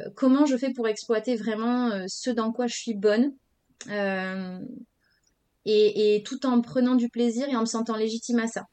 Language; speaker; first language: French; native; French